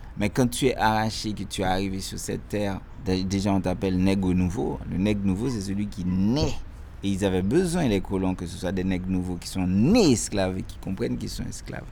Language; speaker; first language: French; non-native, local second language; Haitian Creole